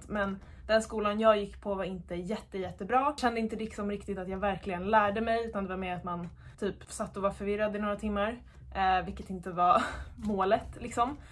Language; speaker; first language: Swedish; native; Swedish